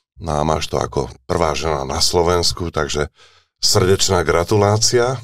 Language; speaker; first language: Slovak; native; Slovak